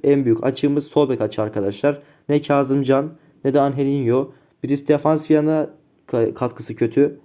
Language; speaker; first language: Turkish; native; Turkish